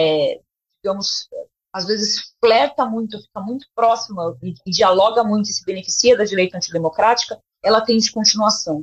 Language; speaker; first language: Portuguese; native; Portuguese